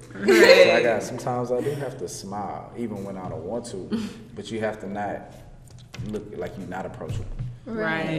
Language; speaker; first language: English; native; English